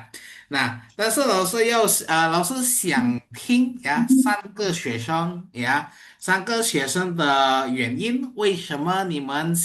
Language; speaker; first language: Chinese; non-native, fluent; Indonesian